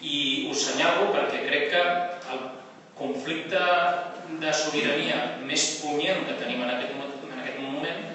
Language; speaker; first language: Catalan; native; Catalan